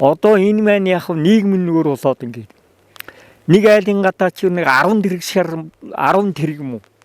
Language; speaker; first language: Mongolian; native; Mongolian